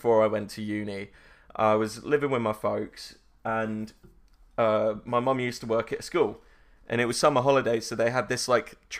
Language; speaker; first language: English; native; English